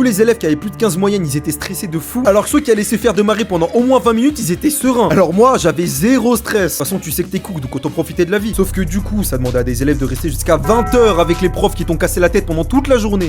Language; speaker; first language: French; native; French